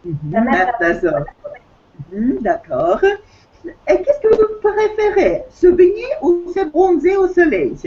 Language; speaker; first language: French; non-native, fluent; Russian